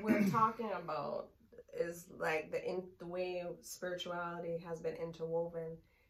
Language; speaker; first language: English; native; English